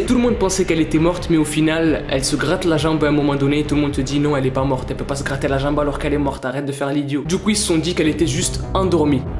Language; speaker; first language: French; native; French